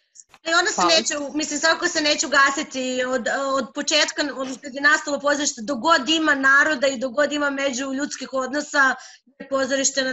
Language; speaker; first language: Serbian; native; Serbian